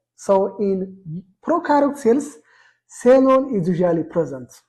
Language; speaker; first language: English; non-native, local second language; Amharic